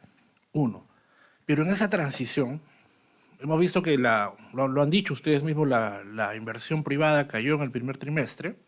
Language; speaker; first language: Spanish; native; Spanish